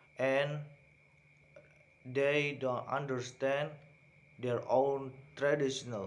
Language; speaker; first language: English; non-native, learner; Indonesian